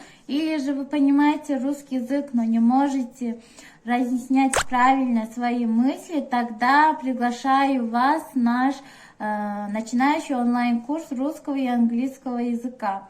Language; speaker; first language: Russian; non-native, local second language; Kyrgyz